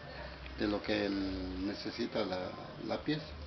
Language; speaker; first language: Spanish; native; Spanish